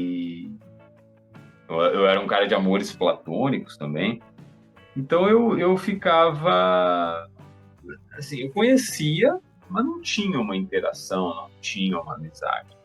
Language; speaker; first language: Portuguese; native; Portuguese